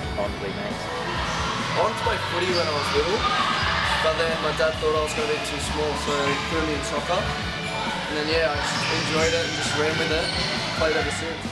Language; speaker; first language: English; native; English